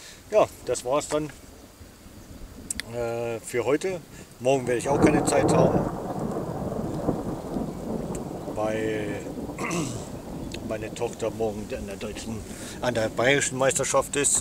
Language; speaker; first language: German; native; German